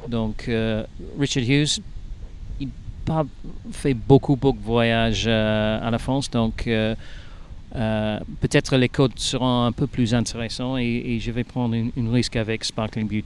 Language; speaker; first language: French; non-native, learner; English